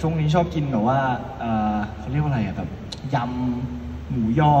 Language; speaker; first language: Thai; native; Thai